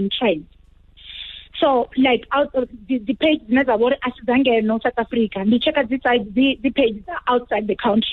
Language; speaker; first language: English; non-native, local second language; Venda